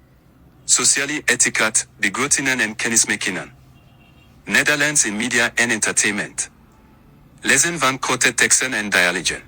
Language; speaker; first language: Dutch; non-native, learner; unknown